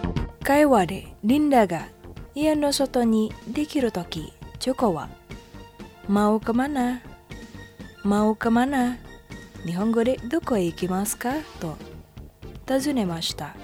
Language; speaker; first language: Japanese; non-native, fluent; Indonesian